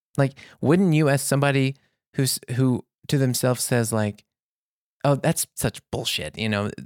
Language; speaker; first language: English; native; English